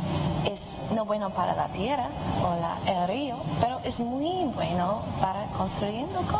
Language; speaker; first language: Spanish; non-native, learner; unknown